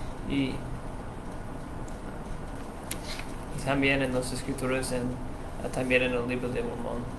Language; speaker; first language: Spanish; non-native, learner; English